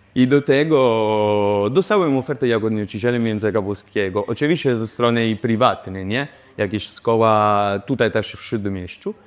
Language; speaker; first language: Polish; non-native, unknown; Italian